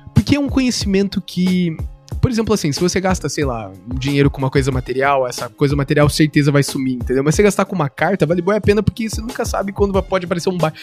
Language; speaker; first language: Portuguese; native; Portuguese